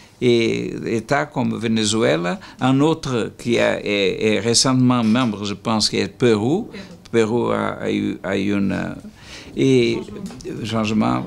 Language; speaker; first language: French; non-native, learner; Portuguese